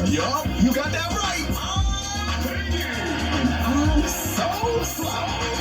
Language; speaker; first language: English; native; English